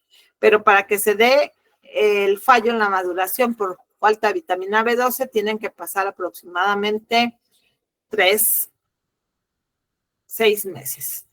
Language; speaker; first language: Spanish; native; Spanish